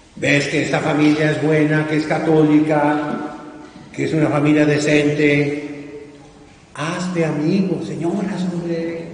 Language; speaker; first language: Spanish; native; Spanish